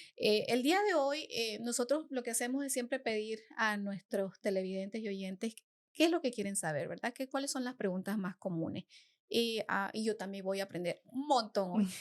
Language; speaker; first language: Spanish; native; Spanish